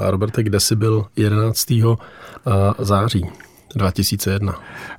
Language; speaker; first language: Czech; native; Czech